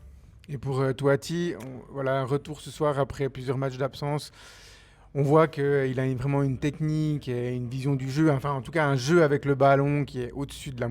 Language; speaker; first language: French; native; French